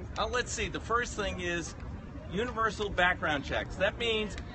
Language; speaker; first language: English; native; English